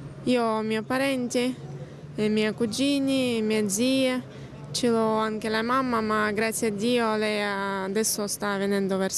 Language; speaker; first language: Italian; non-native, fluent; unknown